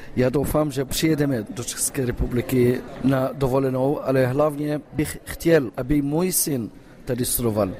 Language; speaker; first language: Czech; non-native, fluent; Arabic